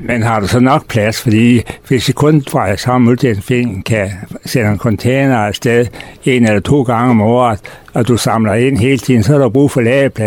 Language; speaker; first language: Danish; native; Danish